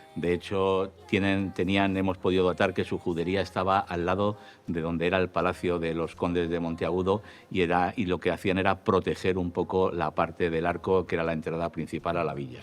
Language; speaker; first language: Spanish; native; Spanish